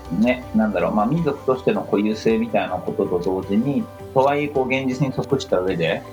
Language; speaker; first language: Japanese; native; Japanese